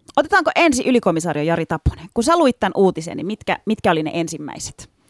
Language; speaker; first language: Finnish; early bilingual, other home language; Turkish